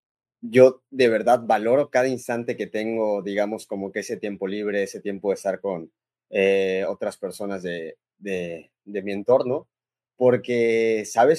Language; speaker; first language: Spanish; native; Spanish